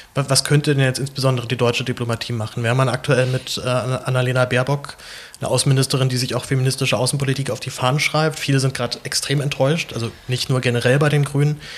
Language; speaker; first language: German; native; German